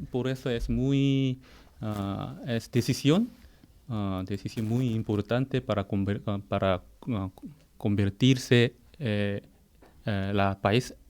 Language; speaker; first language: Spanish; non-native, fluent; Korean